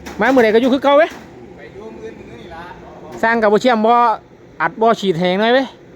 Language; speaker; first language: Thai; non-native, local second language; Lao